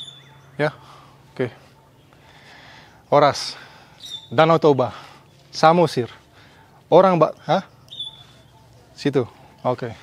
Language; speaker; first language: Indonesian; non-native, fluent; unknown